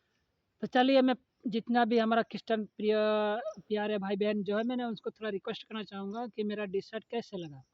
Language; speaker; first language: Hindi; non-native, local second language; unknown